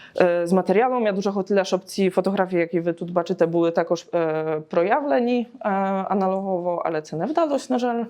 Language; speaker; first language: Polish; non-native, learner; Ukrainian